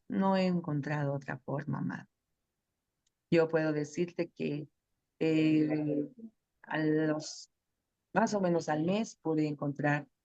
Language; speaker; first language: Spanish; native; Spanish